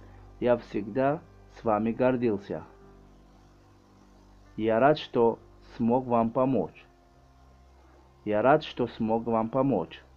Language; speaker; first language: Russian; non-native, learner; Tajik